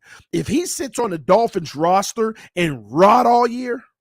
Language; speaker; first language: English; native; English